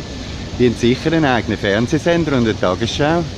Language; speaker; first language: German; native; German